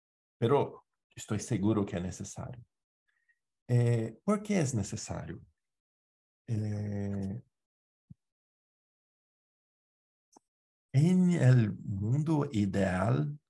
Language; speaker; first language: Spanish; non-native, fluent; Portuguese